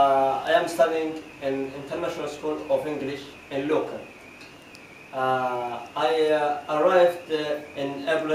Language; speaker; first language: English; non-native, learner; Arabic